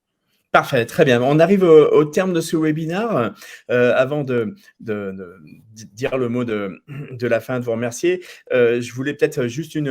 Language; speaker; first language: French; native; French